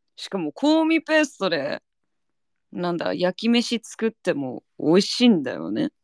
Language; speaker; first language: Japanese; early bilingual, heritage; Japanese